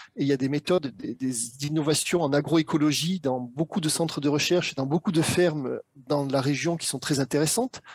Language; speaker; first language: French; native; French